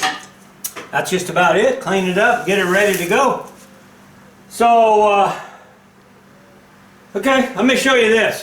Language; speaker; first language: English; native; English